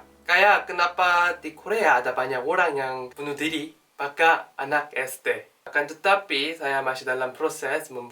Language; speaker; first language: Indonesian; non-native, learner; Korean